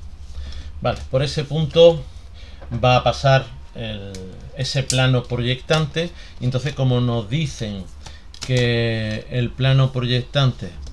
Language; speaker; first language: Spanish; native; Spanish